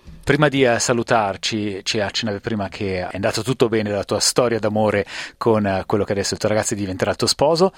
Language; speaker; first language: Italian; native; Italian